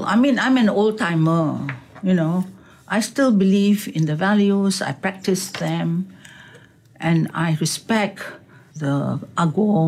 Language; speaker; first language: English; non-native, local second language; Malay